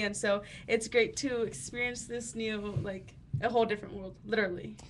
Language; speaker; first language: English; early bilingual, other home language; Spanish